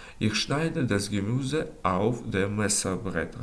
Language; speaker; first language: German; non-native, learner; Ukrainian